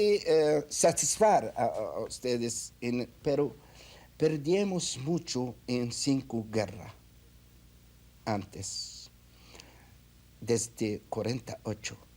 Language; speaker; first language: Spanish; non-native, fluent; Arabic